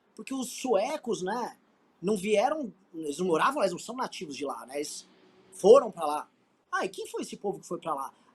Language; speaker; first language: Portuguese; native; Portuguese